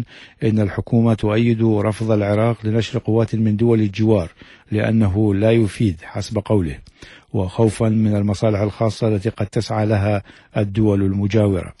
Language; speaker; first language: Arabic; native; Arabic